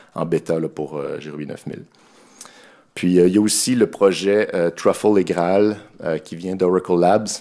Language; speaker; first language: French; native; French